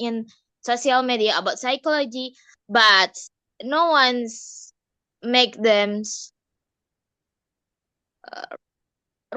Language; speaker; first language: English; non-native, learner; Indonesian